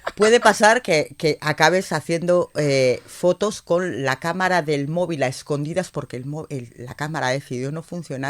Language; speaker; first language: Spanish; non-native, local second language; Galician